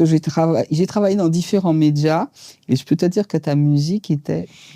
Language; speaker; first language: French; native; French